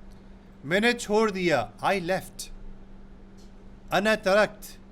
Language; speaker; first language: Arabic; non-native, fluent; Urdu